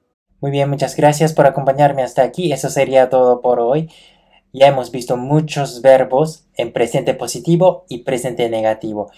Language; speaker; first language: Spanish; non-native, fluent; Japanese